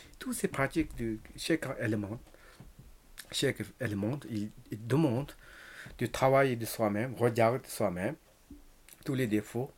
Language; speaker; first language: French; non-native, learner; Tibetan